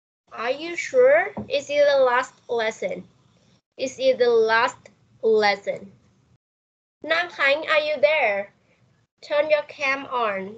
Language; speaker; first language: English; non-native, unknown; Vietnamese